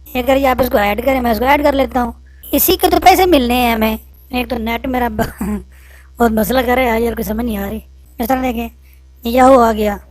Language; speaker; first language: Urdu; non-native, local second language; Punjabi